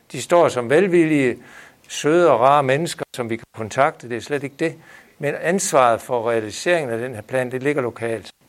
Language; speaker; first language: Danish; native; Danish